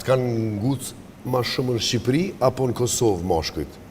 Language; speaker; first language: Albanian; native; Albanian